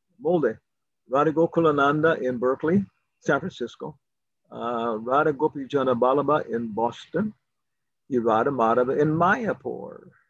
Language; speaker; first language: Spanish; non-native, learner; English